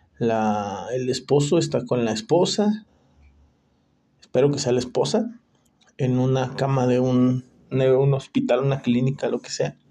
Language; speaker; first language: Spanish; native; Spanish